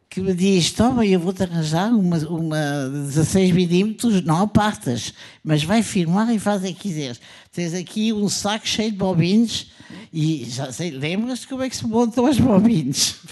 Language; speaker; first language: Portuguese; non-native, fluent; French